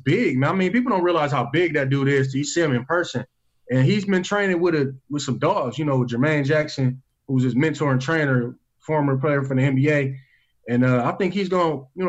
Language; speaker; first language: English; native; English